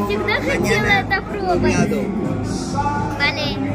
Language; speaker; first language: Russian; early bilingual, heritage; Russian